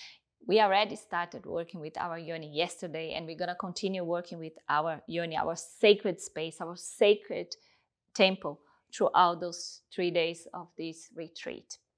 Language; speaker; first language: English; non-native, fluent; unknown